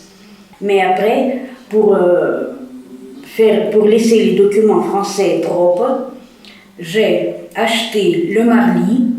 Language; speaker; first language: French; early bilingual, heritage; Russian